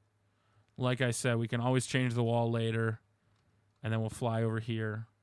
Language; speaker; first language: English; native; English